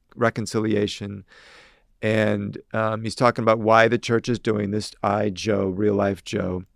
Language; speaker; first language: English; native; English